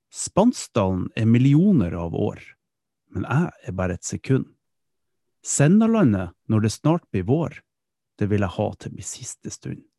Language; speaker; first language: Norwegian; early bilingual, other home language; Dutch